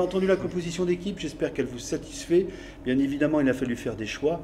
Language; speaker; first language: French; native; French